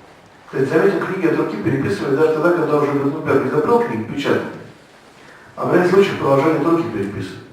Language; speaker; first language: Russian; native; Russian